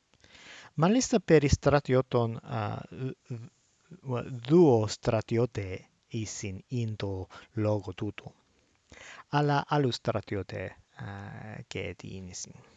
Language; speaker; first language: Greek; non-native, fluent; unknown